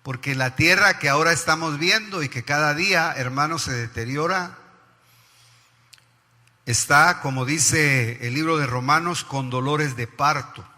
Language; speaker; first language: Spanish; native; Spanish